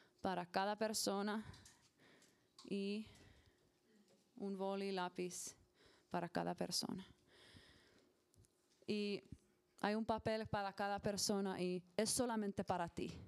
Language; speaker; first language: Spanish; non-native, learner; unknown